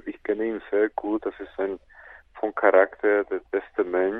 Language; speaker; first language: German; non-native, fluent; Czech